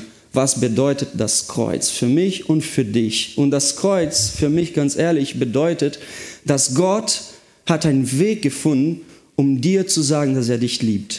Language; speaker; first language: German; non-native, fluent; Portuguese